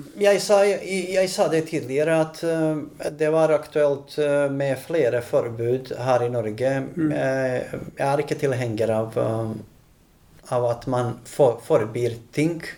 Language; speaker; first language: Norwegian; non-native, fluent; Bosnian